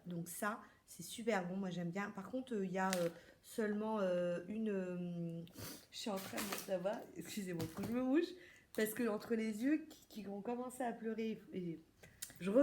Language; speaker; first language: French; native; French